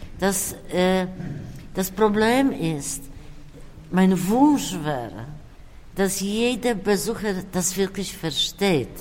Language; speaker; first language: German; non-native, fluent; Polish